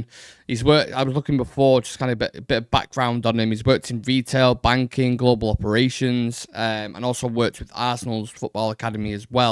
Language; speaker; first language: English; native; English